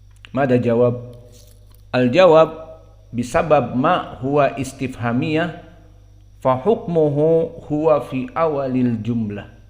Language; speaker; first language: Arabic; non-native, fluent; Indonesian